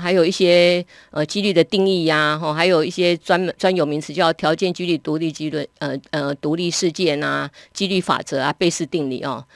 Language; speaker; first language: Chinese; native; Chinese